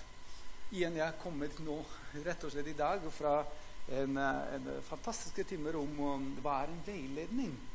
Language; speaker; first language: Norwegian; non-native, fluent; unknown